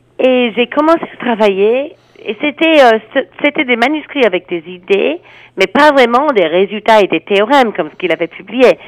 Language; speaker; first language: French; non-native, fluent; English